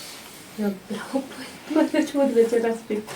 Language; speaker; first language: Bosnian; non-native, learner; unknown